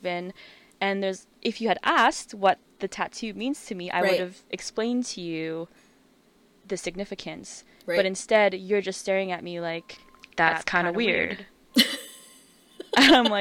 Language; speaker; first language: English; native; English